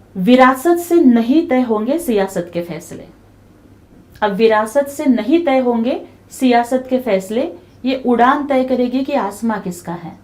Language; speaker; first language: Hindi; non-native, local second language; Telugu